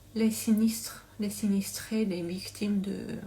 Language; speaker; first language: French; non-native, learner; Japanese